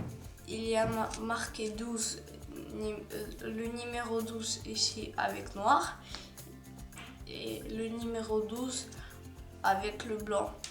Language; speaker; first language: French; non-native, learner; Ukrainian